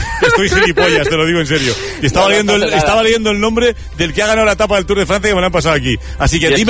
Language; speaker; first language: Spanish; native; Spanish